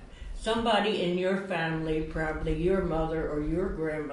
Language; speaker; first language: English; early bilingual, other home language; Swedish